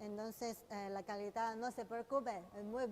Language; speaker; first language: Spanish; non-native, learner; Chinese